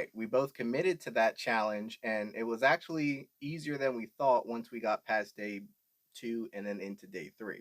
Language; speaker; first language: English; native; English